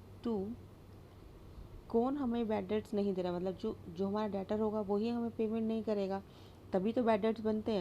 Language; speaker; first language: Hindi; native; Hindi